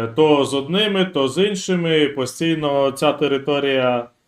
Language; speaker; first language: Ukrainian; non-native, local second language; Russian